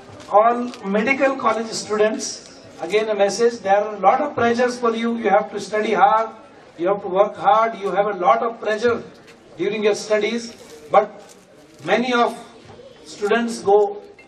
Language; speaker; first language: English; non-native, local second language; Telugu